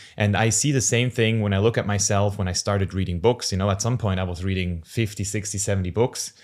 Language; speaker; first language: English; non-native, fluent; German